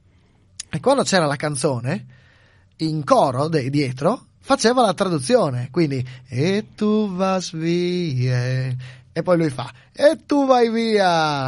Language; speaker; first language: Italian; native; Italian